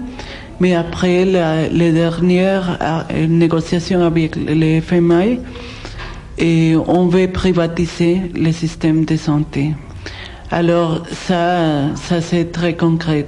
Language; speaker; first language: French; non-native, fluent; Spanish